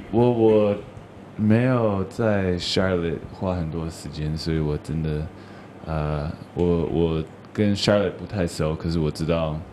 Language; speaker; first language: Chinese; early bilingual, heritage; English